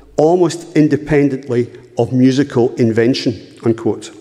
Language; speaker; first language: English; native; English